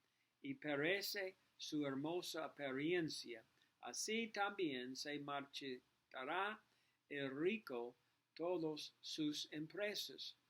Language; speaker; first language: Spanish; non-native, learner; English